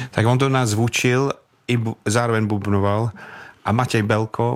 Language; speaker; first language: Czech; non-native, fluent; English